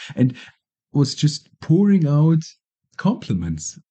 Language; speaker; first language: English; non-native, fluent; German